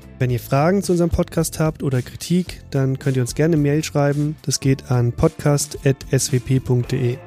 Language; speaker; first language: German; native; German